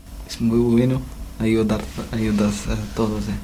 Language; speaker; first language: Spanish; non-native, learner; Arabic